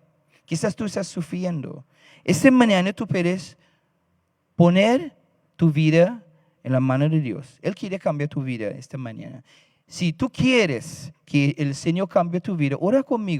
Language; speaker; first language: Spanish; non-native, fluent; English